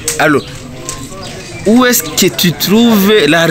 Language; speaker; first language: French; non-native, learner; Rundi